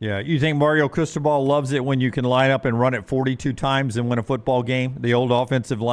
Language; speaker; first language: English; native; English